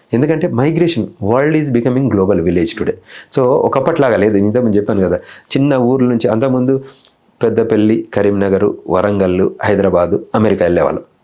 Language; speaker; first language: Telugu; native; Telugu